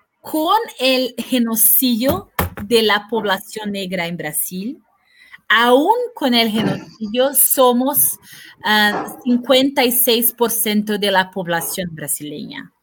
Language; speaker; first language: Spanish; non-native, fluent; Portuguese